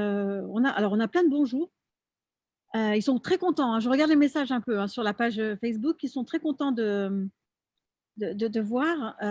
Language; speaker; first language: French; native; French